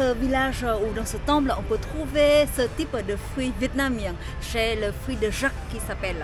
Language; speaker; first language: French; non-native, learner; Vietnamese